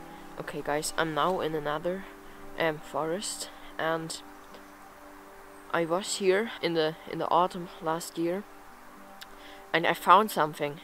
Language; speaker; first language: English; non-native, fluent; German